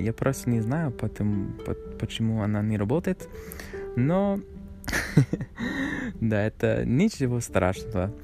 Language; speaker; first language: Russian; non-native, learner; English